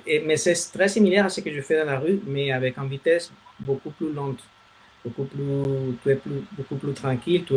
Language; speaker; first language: French; non-native, fluent; Spanish